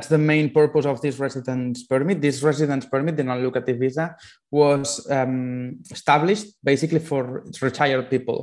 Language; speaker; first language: English; non-native, fluent; Spanish